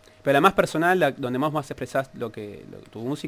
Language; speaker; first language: Spanish; native; Spanish